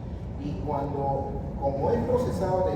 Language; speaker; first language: Spanish; native; Spanish